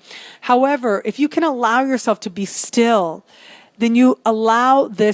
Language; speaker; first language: English; native; English